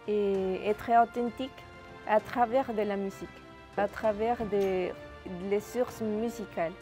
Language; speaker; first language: French; non-native, fluent; Spanish